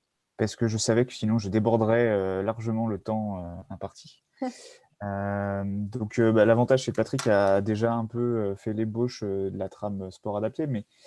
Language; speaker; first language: French; native; French